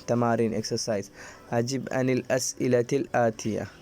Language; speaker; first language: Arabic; non-native, fluent; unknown